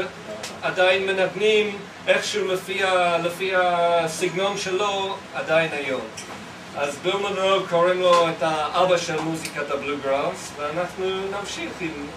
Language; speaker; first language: Hebrew; non-native, fluent; English